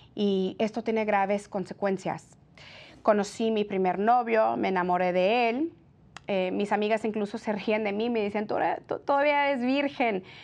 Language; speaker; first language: Spanish; early bilingual, heritage; Spanish